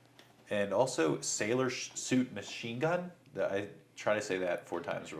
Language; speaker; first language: English; native; English